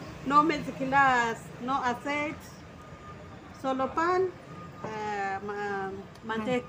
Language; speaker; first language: Spanish; non-native, learner; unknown